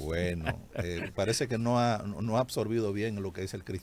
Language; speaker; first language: Spanish; native; Spanish